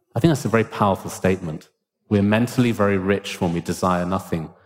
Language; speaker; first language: English; native; English